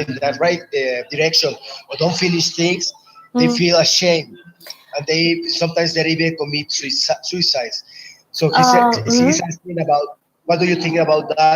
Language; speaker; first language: English; non-native, fluent; Spanish